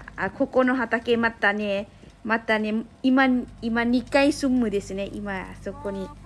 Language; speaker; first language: Japanese; non-native, learner; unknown